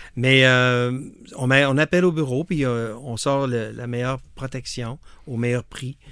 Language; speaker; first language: French; native; French